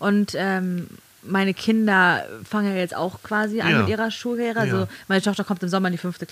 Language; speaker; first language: German; native; German